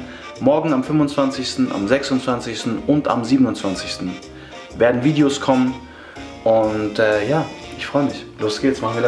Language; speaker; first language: German; native; German